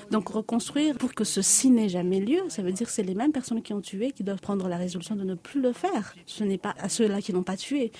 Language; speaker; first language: French; non-native, local second language; Lingala